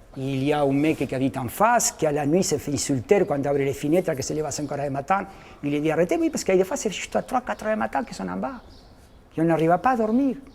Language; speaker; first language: French; non-native, fluent; Spanish